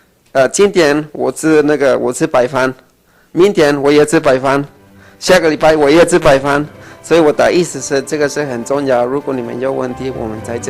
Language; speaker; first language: Chinese; non-native, fluent; Spanish